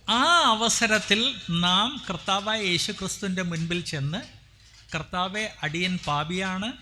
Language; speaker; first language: Malayalam; non-native, local second language; Hindi